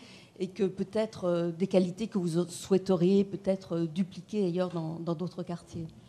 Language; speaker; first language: French; native; French